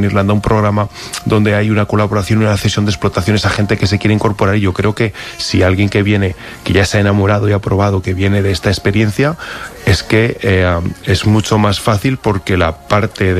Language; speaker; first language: Spanish; native; Spanish